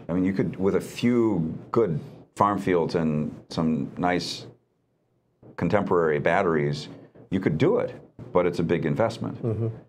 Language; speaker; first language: English; native; English